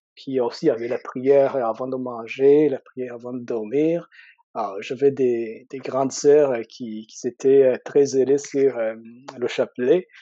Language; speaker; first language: French; non-native, local second language; Rundi